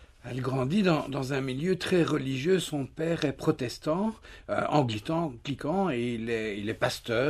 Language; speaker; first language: French; native; French